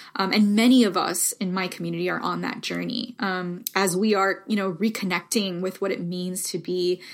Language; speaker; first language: English; early bilingual, other home language; Spanish